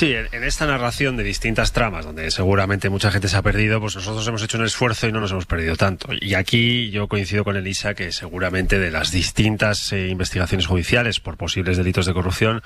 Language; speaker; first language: Spanish; native; Spanish